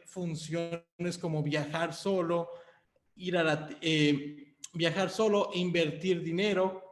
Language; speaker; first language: Spanish; native; Spanish